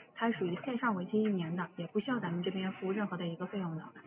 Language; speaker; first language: Chinese; native; Chinese